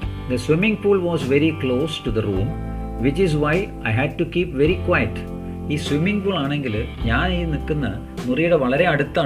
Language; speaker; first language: Malayalam; native; Malayalam